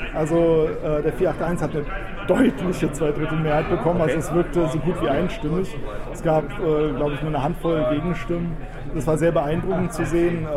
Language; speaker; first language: German; native; German